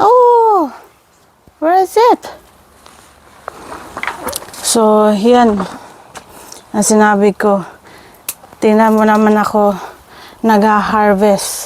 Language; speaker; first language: Filipino; native; Filipino